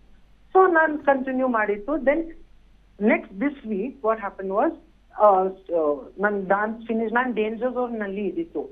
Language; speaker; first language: Kannada; non-native, learner; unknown